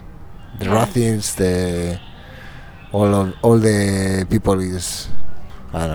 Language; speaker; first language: English; non-native, fluent; Spanish